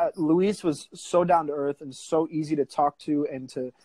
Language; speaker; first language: English; native; English